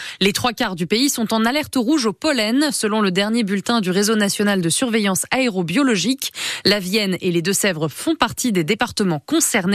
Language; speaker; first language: French; native; French